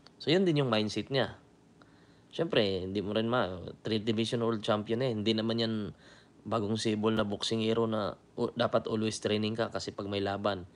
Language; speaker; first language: Filipino; native; Filipino